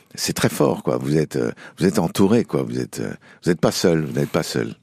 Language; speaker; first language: French; native; French